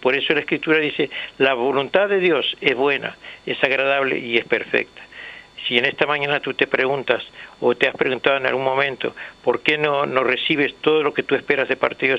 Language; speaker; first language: Spanish; native; Spanish